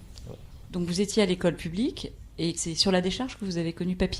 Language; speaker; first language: French; native; French